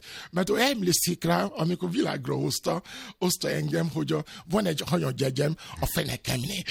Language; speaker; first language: Hungarian; non-native, learner; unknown